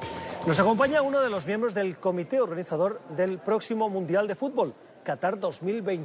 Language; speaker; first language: Spanish; native; Spanish